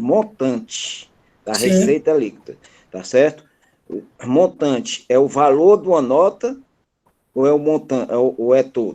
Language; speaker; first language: Portuguese; native; Portuguese